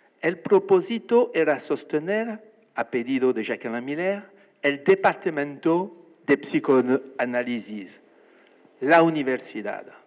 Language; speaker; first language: Spanish; non-native, fluent; French